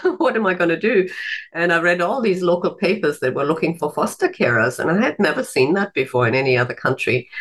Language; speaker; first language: English; non-native, fluent; German